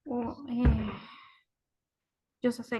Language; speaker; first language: English; non-native, learner; Spanish